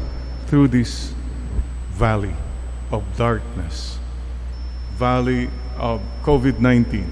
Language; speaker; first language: English; non-native, local second language; Iloko